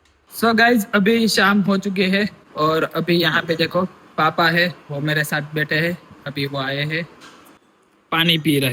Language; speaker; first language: Hindi; non-native, local second language; Gujarati